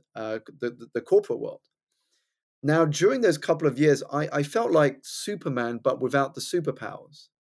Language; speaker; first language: English; native; English